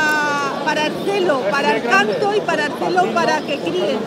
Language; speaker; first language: Spanish; non-native, learner; Italian